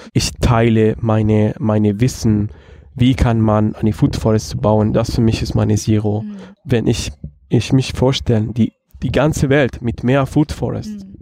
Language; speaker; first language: German; non-native, fluent; Italian